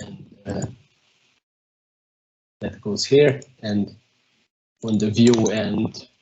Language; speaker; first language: English; non-native, fluent; Hungarian